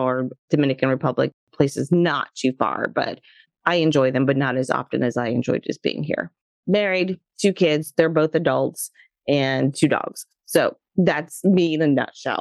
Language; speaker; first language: English; native; English